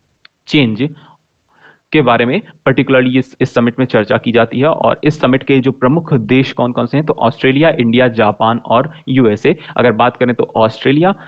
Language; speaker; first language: Hindi; native; Hindi